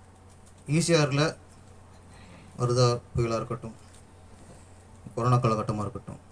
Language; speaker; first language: Tamil; native; Tamil